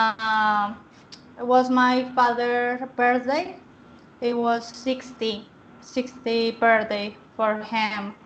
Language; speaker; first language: English; non-native, learner; Spanish